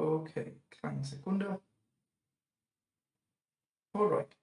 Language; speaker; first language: German; non-native, fluent; English